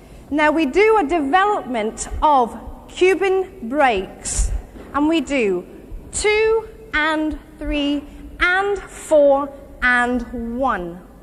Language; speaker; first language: English; native; English